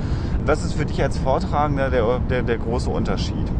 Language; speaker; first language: German; native; German